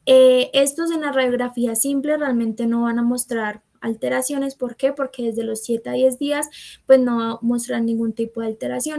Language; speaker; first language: Spanish; native; Spanish